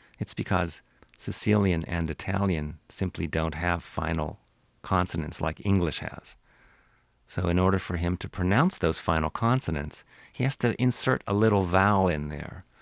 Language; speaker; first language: English; native; English